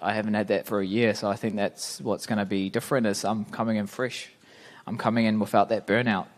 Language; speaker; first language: English; native; English